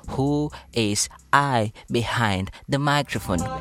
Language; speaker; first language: English; non-native, local second language; Luyia